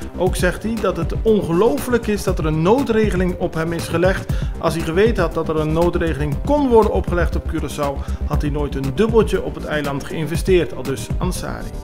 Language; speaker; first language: Dutch; non-native, local second language; Papiamento